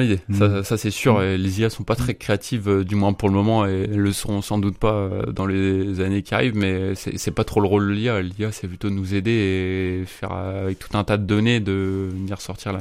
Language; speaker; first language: French; native; French